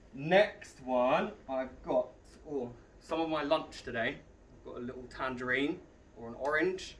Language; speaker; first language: English; native; English